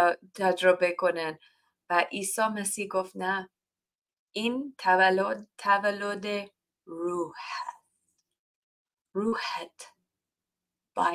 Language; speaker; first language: Persian; non-native, learner; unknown